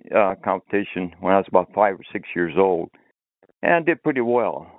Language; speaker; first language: English; early bilingual, other home language; Finnish